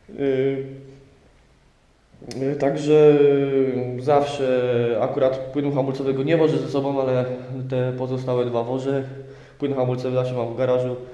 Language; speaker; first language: Polish; native; Polish